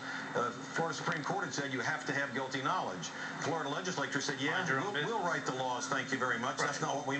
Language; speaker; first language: English; native; English